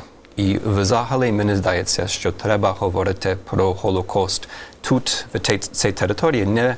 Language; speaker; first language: Ukrainian; non-native, fluent; German